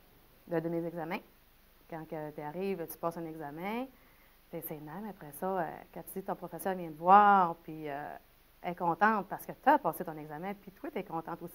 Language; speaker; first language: French; native; French